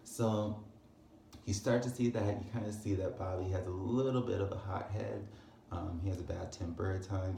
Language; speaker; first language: English; native; English